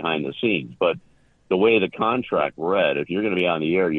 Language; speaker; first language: English; native; English